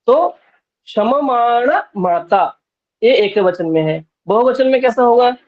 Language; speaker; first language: Hindi; non-native, local second language; Bangla